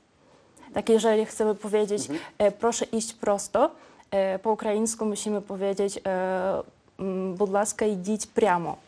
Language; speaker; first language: Polish; non-native, local second language; Ukrainian